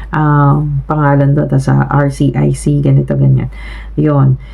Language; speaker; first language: Filipino; native; Filipino